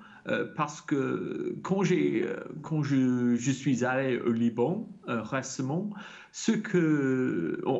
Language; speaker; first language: French; non-native, fluent; English